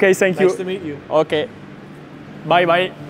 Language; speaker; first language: English; non-native, learner; French